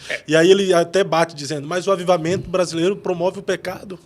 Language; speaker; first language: Portuguese; native; Portuguese